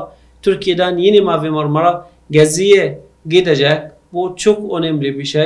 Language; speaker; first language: Turkish; non-native, fluent; Arabic